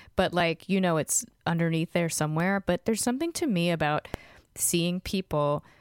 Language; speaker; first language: English; native; English